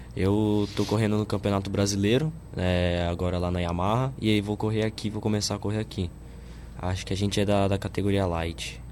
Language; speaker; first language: Portuguese; native; Portuguese